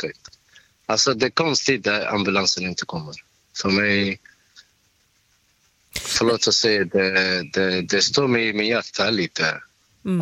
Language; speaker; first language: Swedish; non-native, learner; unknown